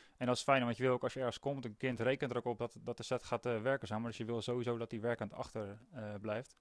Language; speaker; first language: Dutch; native; Dutch